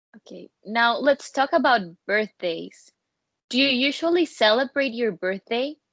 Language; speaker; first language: English; non-native, learner; Spanish